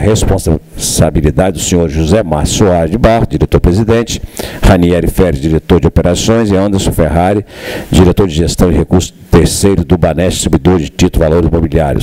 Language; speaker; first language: Portuguese; native; Portuguese